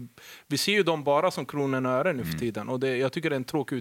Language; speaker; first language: Swedish; native; Swedish